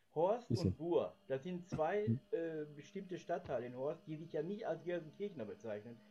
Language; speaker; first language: German; native; German